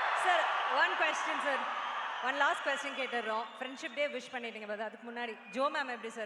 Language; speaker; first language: Tamil; native; Tamil